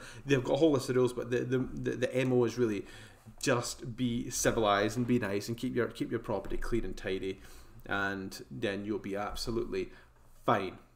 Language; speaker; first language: English; native; English